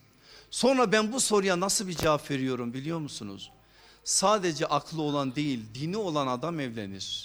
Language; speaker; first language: Turkish; native; Turkish